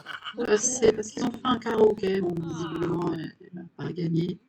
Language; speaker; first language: French; native; French